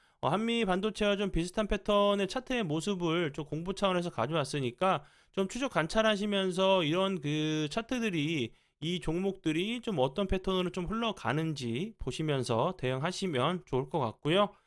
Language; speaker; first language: Korean; native; Korean